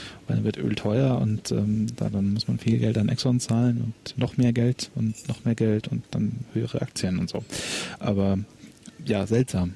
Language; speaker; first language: German; native; German